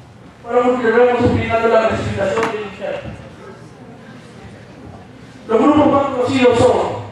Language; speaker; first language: Spanish; native; Spanish